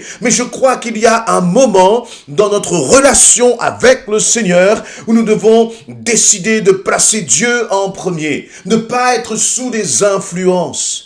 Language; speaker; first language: French; native; French